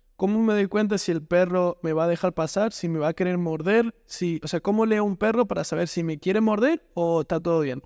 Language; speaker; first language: Spanish; native; Spanish